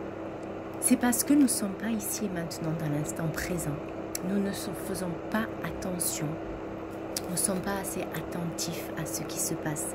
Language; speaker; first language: French; native; French